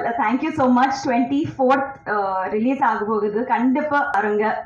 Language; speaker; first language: Tamil; non-native, learner; Telugu